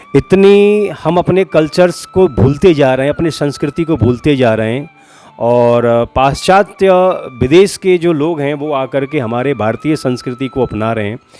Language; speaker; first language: Hindi; native; Hindi